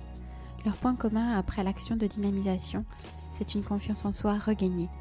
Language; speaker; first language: French; native; French